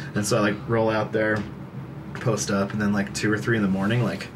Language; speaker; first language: English; native; English